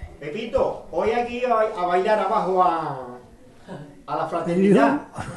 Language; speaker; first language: Spanish; native; Spanish